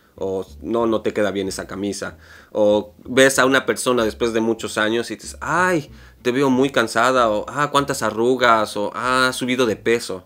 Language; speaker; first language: Spanish; native; Spanish